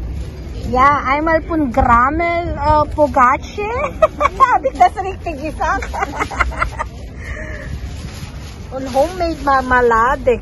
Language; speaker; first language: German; non-native, learner; Filipino